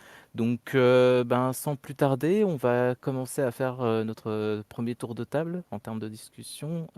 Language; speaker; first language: French; native; French